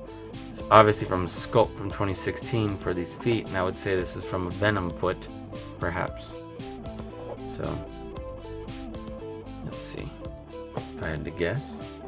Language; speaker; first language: English; native; English